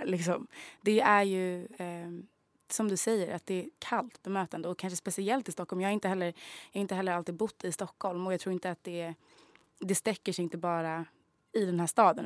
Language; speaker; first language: Swedish; native; Swedish